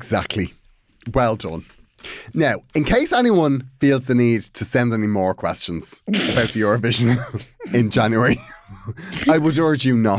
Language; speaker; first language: English; native; English